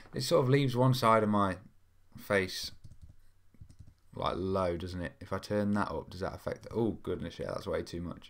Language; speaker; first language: English; native; English